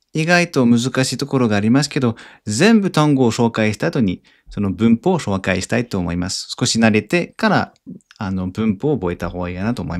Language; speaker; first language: Japanese; non-native, fluent; French